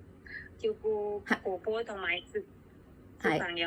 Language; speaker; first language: Cantonese; non-native, learner; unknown